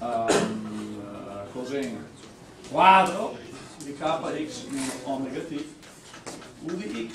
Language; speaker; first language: Italian; native; Italian